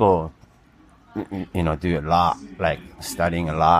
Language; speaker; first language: English; non-native, fluent; Japanese